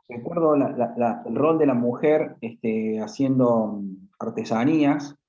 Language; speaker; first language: Spanish; native; Spanish